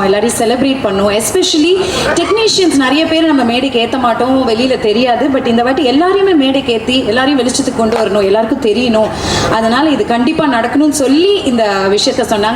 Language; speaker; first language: Tamil; native; Tamil